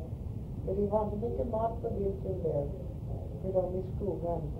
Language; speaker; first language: Swedish; early bilingual, heritage; Swedish